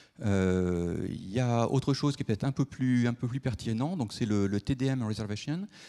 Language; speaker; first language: French; native; French